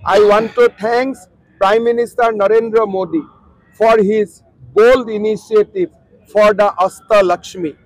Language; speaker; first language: English; non-native, local second language; Assamese